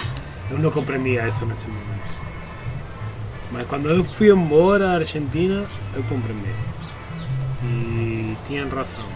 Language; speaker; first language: Portuguese; non-native, fluent; Spanish